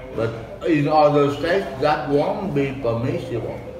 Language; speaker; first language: English; non-native, fluent; Vietnamese